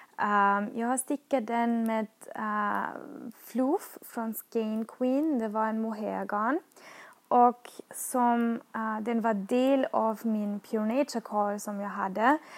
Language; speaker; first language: Swedish; non-native, fluent; German